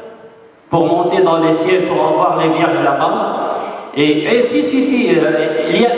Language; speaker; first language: French; non-native, fluent; Arabic